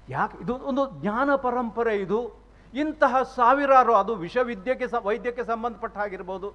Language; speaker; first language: Kannada; native; Kannada